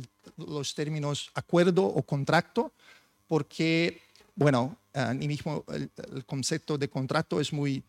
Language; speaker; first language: Spanish; non-native, fluent; Portuguese